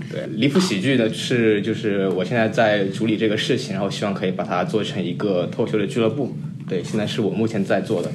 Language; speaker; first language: Chinese; native; Chinese